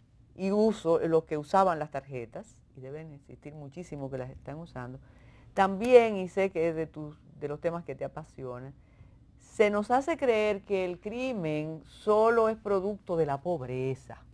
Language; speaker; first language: Spanish; native; Spanish